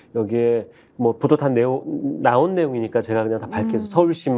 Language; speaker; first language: Korean; native; Korean